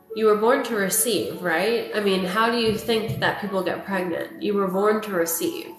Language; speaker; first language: English; native; English